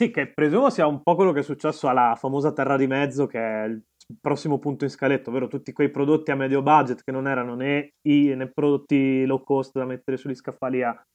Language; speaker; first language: Italian; native; Italian